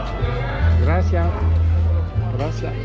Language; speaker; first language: Spanish; non-native, learner; French